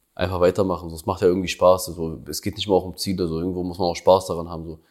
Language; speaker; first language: German; early bilingual, other home language; Albanian